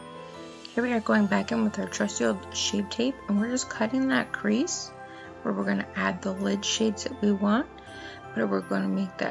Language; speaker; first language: English; native; English